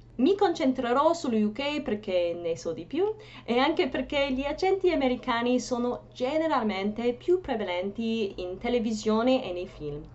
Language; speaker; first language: Italian; non-native, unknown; English